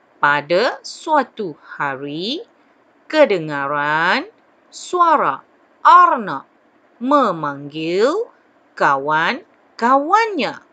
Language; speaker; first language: Malay; non-native, local second language; Chinese